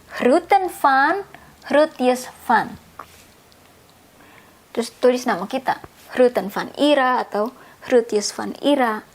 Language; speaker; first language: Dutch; non-native, fluent; Indonesian